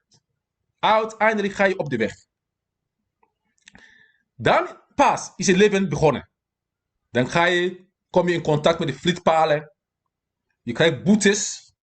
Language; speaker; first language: Dutch; non-native, fluent; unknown